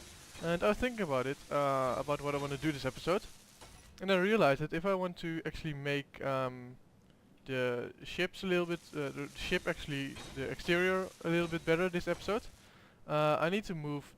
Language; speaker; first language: English; non-native, fluent; Dutch